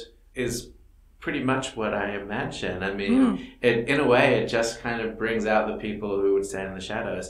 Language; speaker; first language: English; native; English